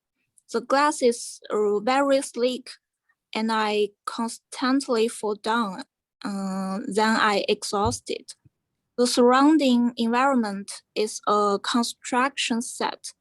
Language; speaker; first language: English; non-native, fluent; Chinese